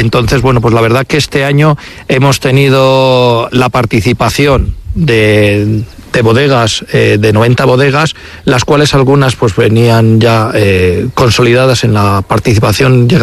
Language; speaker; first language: Spanish; native; Spanish